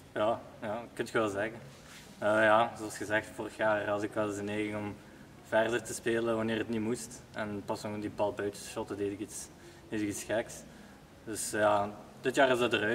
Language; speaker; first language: Dutch; native; Dutch